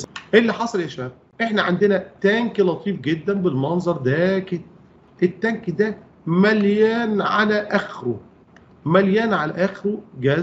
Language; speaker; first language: Arabic; native; Arabic